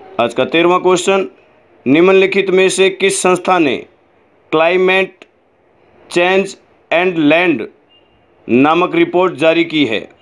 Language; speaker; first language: Hindi; native; Hindi